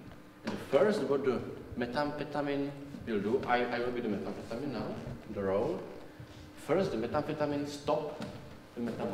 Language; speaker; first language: English; non-native, learner; Czech